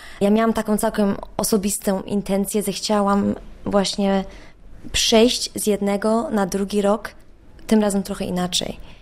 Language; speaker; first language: Polish; early bilingual, heritage; Polish